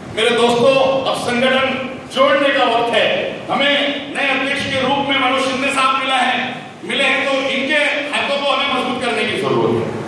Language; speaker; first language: Hindi; native; Hindi